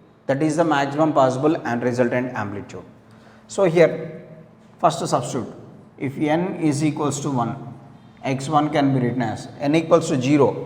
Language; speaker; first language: English; non-native, local second language; Telugu